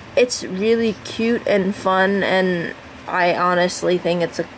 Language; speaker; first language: English; native; English